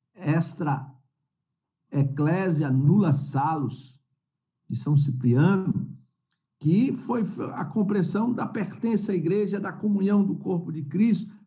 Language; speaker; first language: Portuguese; native; Portuguese